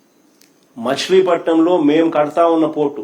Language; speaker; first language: Telugu; native; Telugu